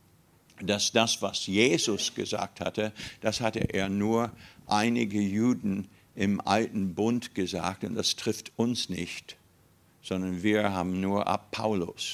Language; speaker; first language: German; non-native, fluent; English